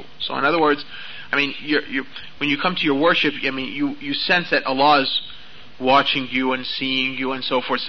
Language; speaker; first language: English; native; English